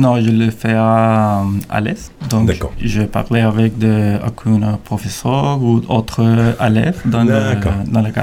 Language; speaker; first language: French; non-native, learner; Spanish